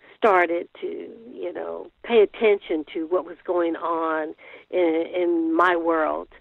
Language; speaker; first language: English; native; English